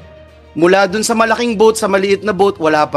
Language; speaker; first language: Filipino; native; Filipino